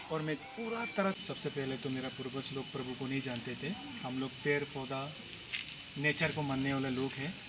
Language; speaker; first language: Hindi; non-native, local second language; Mising